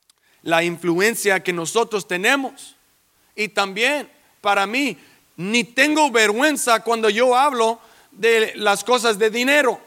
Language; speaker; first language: Spanish; early bilingual, heritage; English